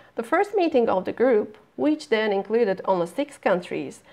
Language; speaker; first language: English; non-native, fluent; Turkish